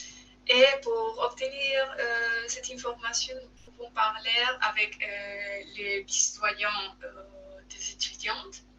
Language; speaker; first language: French; non-native, learner; Spanish